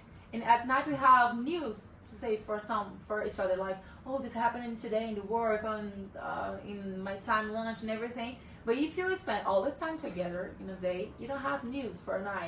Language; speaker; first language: English; non-native, learner; Portuguese